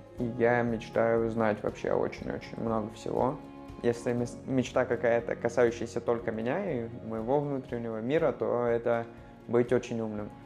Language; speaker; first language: Russian; native; Russian